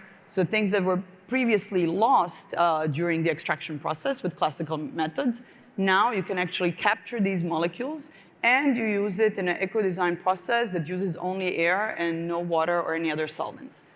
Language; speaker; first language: English; non-native, fluent; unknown